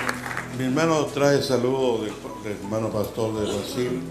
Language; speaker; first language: Spanish; native; Spanish